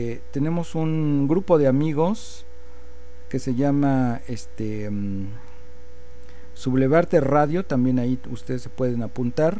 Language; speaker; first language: Spanish; native; Spanish